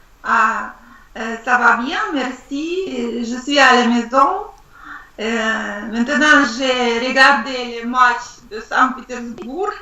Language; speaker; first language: French; non-native, learner; Russian